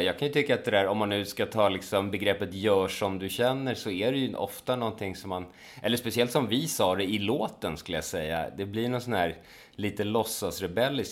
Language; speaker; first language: Swedish; native; Swedish